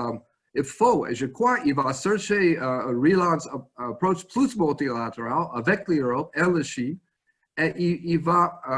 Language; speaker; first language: French; non-native, fluent; English